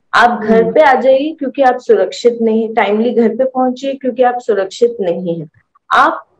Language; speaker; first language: Hindi; native; Hindi